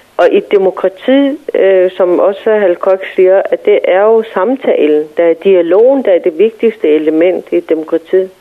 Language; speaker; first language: Danish; non-native, fluent; Persian